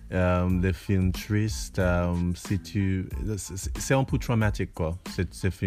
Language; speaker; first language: French; non-native, learner; English